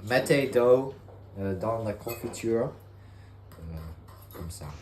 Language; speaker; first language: French; non-native, learner; English